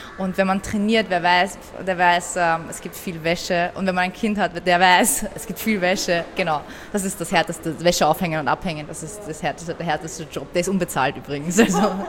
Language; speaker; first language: German; early bilingual, other home language; Persian